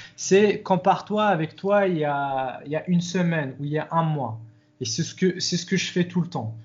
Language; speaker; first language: French; non-native, local second language; Arabic